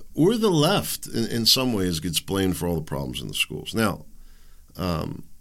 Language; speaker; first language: English; early bilingual, other home language; German